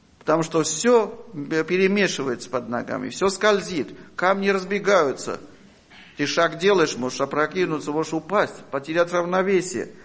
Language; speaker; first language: Russian; non-native, fluent; Armenian